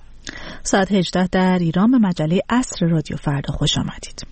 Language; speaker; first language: Persian; native; Persian